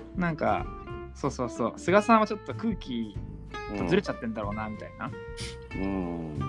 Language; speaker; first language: Japanese; native; Japanese